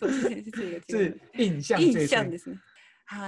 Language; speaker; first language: Japanese; non-native, learner; Chinese